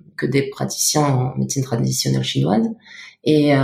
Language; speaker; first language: French; native; French